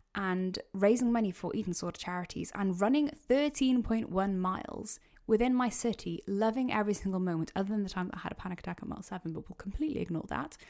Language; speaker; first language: English; native; English